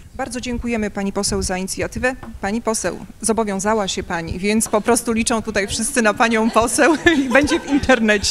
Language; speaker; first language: Polish; native; Polish